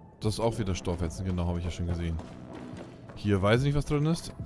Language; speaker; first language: German; native; German